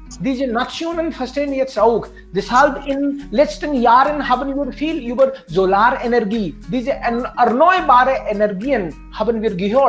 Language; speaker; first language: German; non-native, fluent; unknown